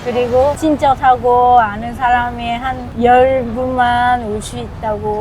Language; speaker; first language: Korean; non-native, learner; Vietnamese